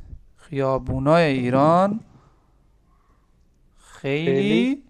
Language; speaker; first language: Persian; non-native, fluent; Urdu